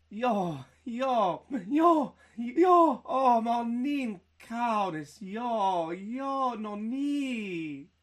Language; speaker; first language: Finnish; non-native, learner; English